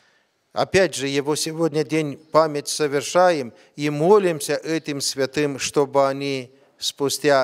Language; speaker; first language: Russian; non-native, fluent; Romanian